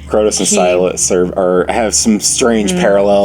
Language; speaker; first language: English; native; English